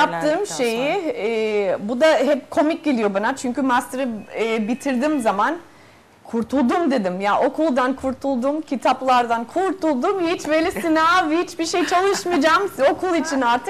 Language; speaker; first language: Turkish; non-native, fluent; Spanish